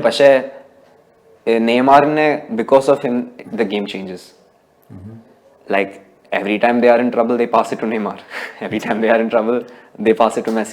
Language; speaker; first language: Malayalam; early bilingual, heritage; Malayalam